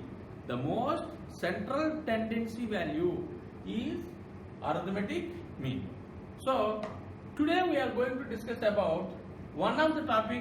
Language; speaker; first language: English; non-native, local second language; Telugu